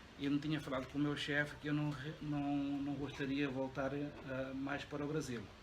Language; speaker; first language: Portuguese; native; Portuguese